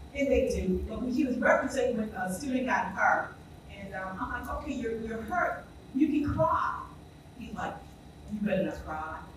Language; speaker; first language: English; native; English